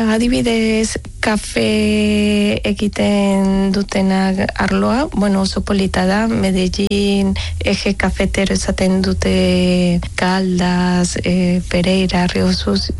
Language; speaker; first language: Basque; non-native, learner; Spanish